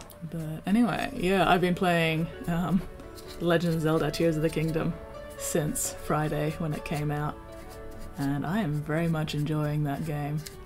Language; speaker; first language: English; native; English